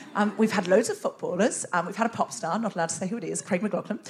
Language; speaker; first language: English; native; English